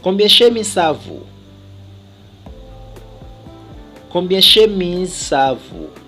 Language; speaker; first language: French; non-native, local second language; Haitian Creole